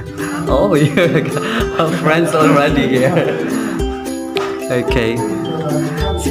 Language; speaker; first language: English; non-native, learner; Filipino